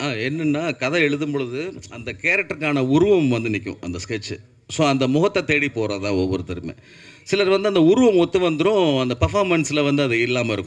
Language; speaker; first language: Tamil; native; Tamil